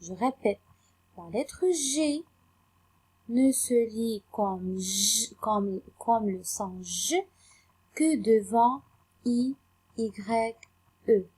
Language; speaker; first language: French; non-native, local second language; Arabic